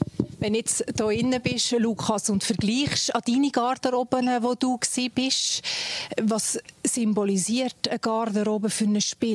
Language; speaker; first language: German; native; German